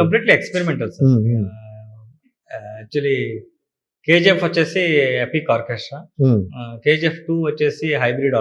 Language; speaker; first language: Telugu; non-native, learner; Kannada